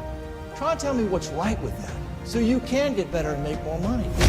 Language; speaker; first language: English; native; English